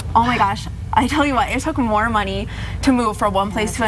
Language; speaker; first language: English; native; English